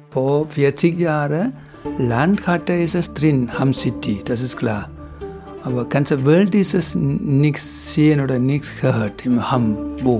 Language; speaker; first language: German; non-native, learner; Tamil